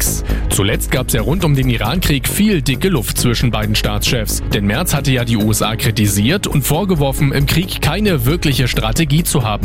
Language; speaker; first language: German; native; German